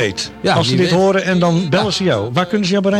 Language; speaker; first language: Dutch; native; Dutch